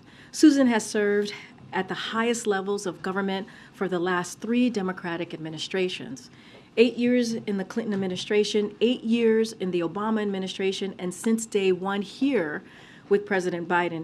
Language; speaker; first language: English; native; English